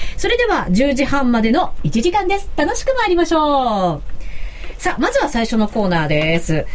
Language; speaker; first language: Japanese; native; Japanese